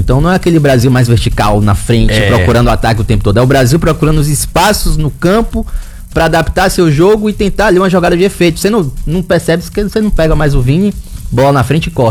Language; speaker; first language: Portuguese; native; Portuguese